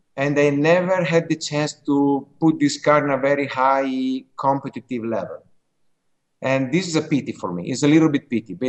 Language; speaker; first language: English; non-native, fluent; Italian